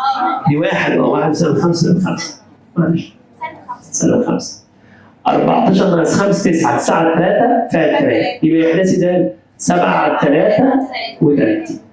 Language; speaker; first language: Arabic; native; Arabic